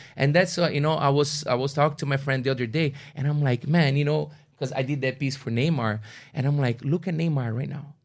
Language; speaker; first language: English; non-native, fluent; Portuguese